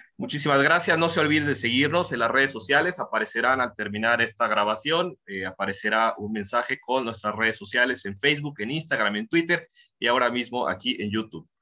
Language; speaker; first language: Spanish; native; Spanish